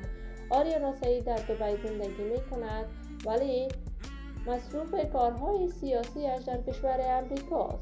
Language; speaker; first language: Persian; native; Persian